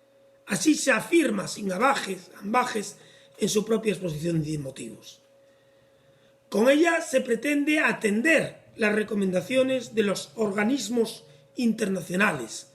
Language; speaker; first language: Spanish; native; Spanish